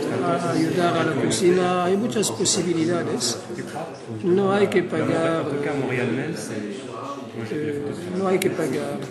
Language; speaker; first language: Spanish; non-native, learner; French